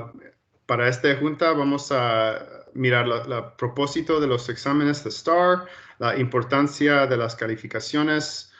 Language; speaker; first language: Spanish; early bilingual, heritage; Spanish